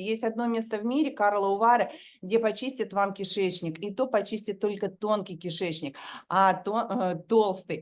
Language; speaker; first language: Russian; native; Russian